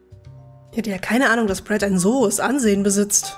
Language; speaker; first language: German; native; German